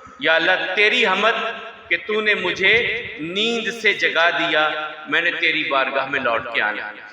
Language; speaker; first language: Urdu; non-native, local second language; Punjabi